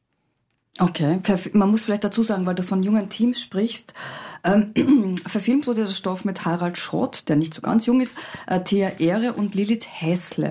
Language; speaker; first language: German; native; German